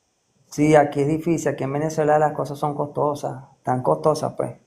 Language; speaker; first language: Spanish; native; Spanish